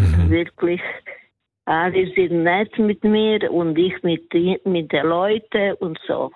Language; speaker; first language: German; non-native, learner; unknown